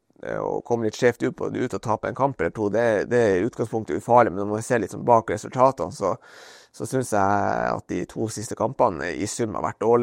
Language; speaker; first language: Norwegian; native; Norwegian